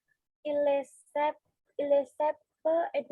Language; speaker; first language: French; non-native, learner; Indonesian